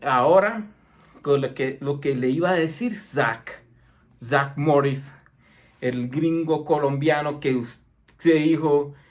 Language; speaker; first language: Spanish; early bilingual, heritage; Spanish